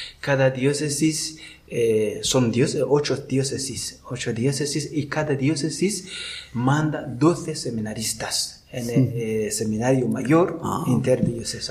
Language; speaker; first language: Spanish; non-native, learner; Rundi